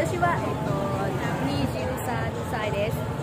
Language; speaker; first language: Japanese; non-native, learner; Vietnamese